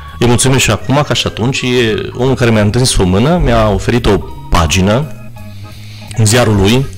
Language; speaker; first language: Romanian; native; Romanian